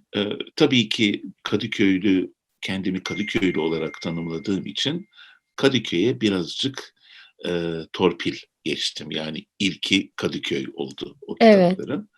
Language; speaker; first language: Turkish; native; Turkish